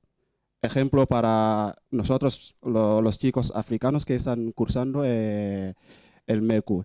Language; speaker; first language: Spanish; non-native, fluent; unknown